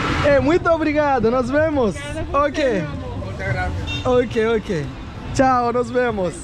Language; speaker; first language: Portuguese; non-native, learner; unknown